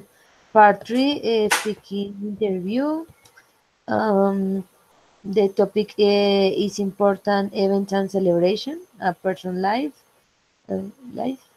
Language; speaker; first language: English; non-native, learner; Spanish